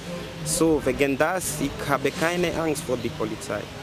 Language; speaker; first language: German; non-native, learner; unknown